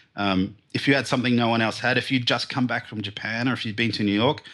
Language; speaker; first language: English; native; English